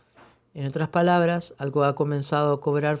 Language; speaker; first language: Spanish; native; Spanish